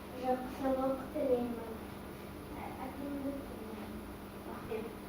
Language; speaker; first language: Kazakh; non-native, local second language; Russian